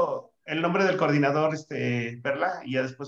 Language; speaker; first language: Spanish; native; Spanish